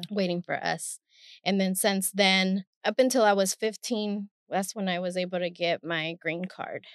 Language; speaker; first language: English; early bilingual, other home language; Spanish